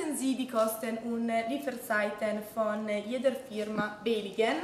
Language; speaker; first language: German; non-native, learner; Italian